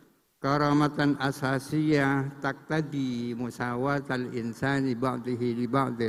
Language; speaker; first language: Arabic; non-native, fluent; Indonesian